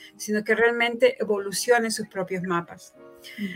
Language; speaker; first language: Spanish; native; Spanish